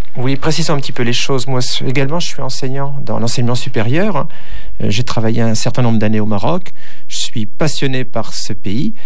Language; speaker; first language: French; native; French